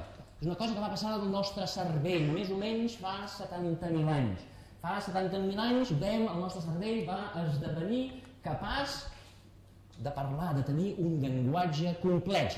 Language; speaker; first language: Catalan; native; Catalan